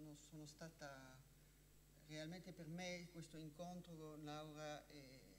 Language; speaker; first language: Italian; non-native, fluent; French